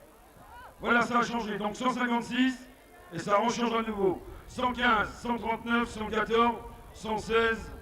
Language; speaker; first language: French; native; French